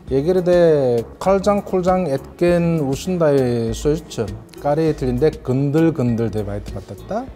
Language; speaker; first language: Kyrgyz; non-native, fluent; Korean